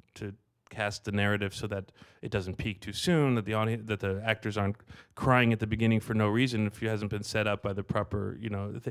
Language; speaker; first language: English; native; English